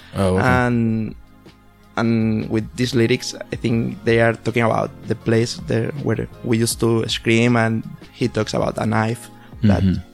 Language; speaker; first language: English; non-native, learner; Spanish